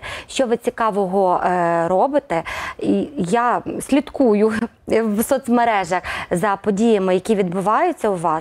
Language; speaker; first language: Ukrainian; native; Ukrainian